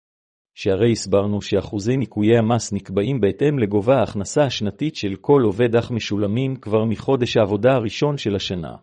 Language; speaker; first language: Hebrew; native; Hebrew